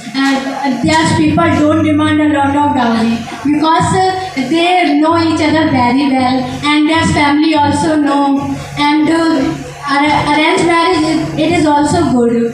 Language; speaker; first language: English; non-native, learner; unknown